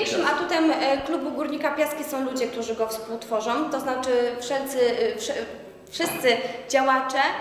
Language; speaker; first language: Polish; native; Polish